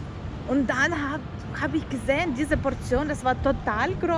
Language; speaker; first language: German; non-native, learner; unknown